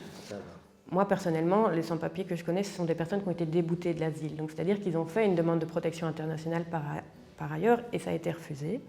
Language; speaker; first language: French; native; French